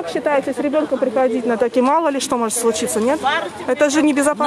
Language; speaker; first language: Russian; native; Russian